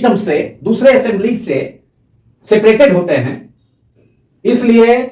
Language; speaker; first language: Hindi; native; Hindi